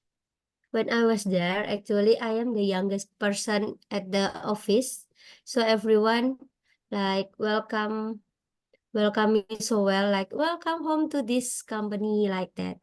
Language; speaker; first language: English; non-native, learner; Indonesian